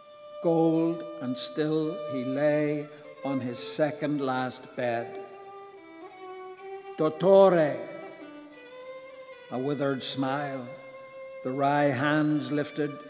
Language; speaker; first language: English; native; English